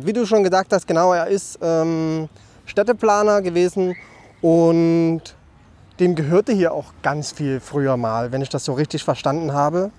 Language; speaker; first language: German; native; German